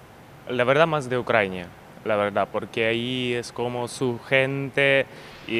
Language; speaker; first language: Spanish; non-native, learner; Ukrainian